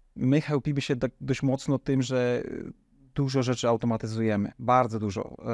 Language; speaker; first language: Polish; native; Polish